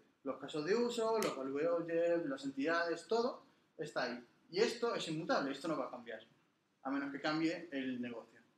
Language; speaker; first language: Spanish; native; Spanish